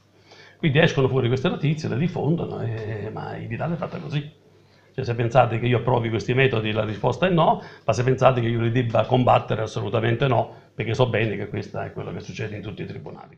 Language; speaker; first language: Italian; native; Italian